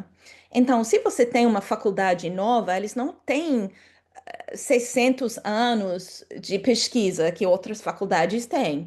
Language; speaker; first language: Portuguese; non-native, fluent; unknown